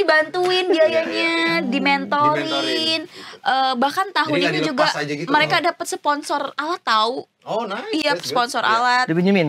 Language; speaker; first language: Indonesian; native; Indonesian